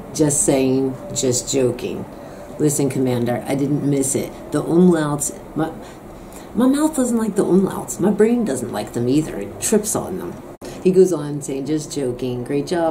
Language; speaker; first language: English; native; English